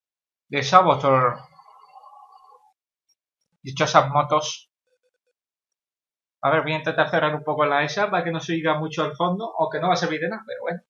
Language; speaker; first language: Spanish; native; Spanish